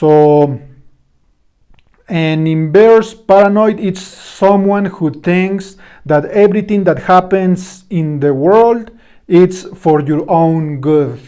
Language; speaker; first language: English; non-native, fluent; Spanish